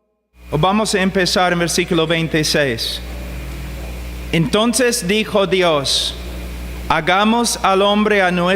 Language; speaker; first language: Spanish; non-native, fluent; English